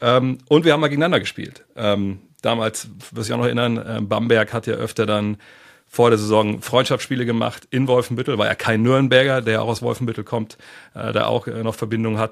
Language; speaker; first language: German; native; German